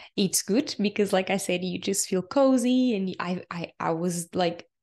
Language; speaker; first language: English; non-native, fluent; Portuguese